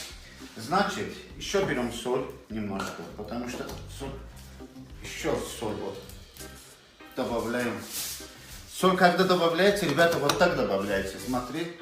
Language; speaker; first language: Russian; non-native, local second language; Azerbaijani